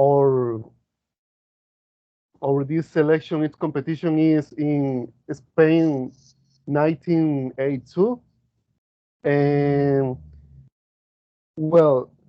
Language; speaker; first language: English; non-native, learner; Spanish